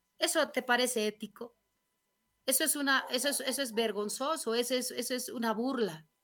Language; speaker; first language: Spanish; native; Spanish